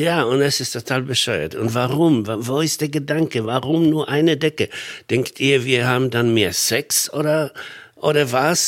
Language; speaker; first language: German; non-native, fluent; Polish